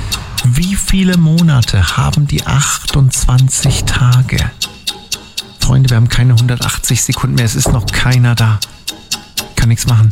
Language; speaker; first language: German; native; German